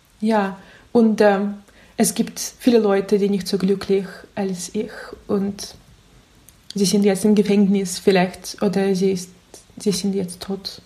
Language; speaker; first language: German; non-native, learner; Russian